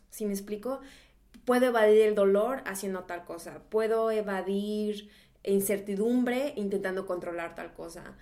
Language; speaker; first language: Spanish; native; Spanish